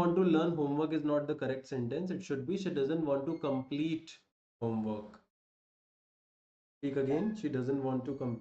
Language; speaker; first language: English; non-native, local second language; Hindi